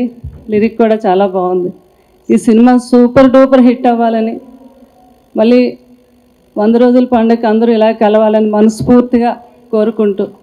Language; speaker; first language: Telugu; native; Telugu